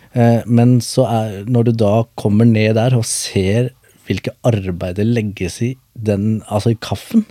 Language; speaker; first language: Norwegian; early bilingual, other home language; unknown